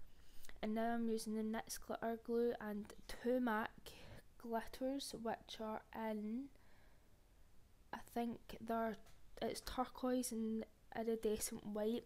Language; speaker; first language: English; native; English